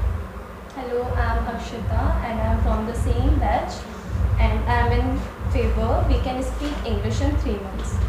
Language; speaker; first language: English; non-native, learner; Hindi